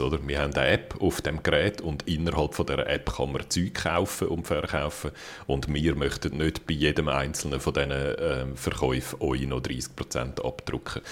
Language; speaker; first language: German; native; German